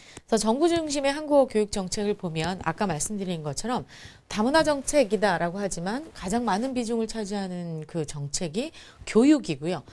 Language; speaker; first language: Korean; native; Korean